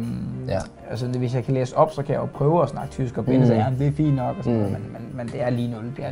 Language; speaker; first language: Danish; native; Danish